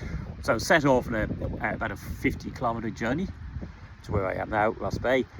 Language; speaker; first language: English; native; English